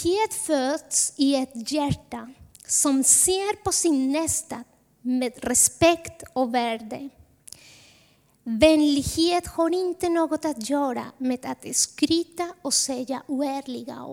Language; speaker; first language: Swedish; non-native, fluent; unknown